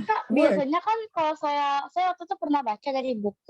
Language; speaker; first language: Indonesian; native; Indonesian